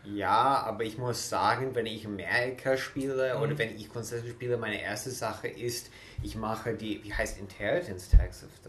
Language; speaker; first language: German; non-native, fluent; English